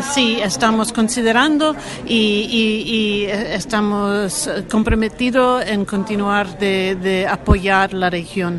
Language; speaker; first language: Spanish; non-native, learner; English